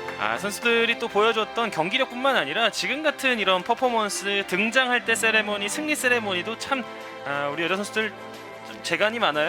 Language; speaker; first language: Korean; native; Korean